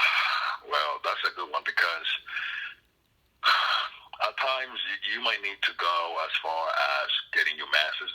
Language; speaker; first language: English; non-native, fluent; Spanish